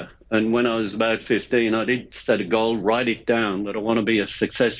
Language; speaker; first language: English; native; English